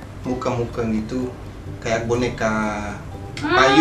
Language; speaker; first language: Indonesian; non-native, fluent; Portuguese